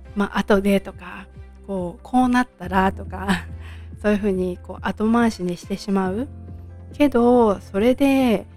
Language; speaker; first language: Japanese; native; Japanese